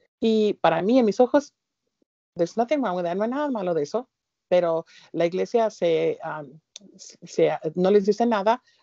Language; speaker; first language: Spanish; early bilingual, heritage; Spanish